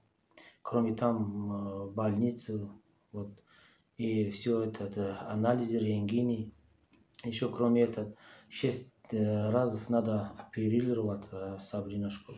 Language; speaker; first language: Russian; non-native, learner; Tajik